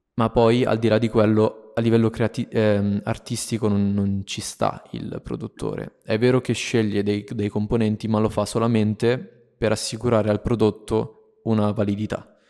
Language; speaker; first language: Italian; native; Italian